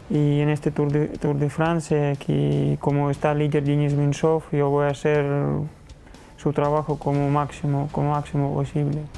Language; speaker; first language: Spanish; non-native, learner; Russian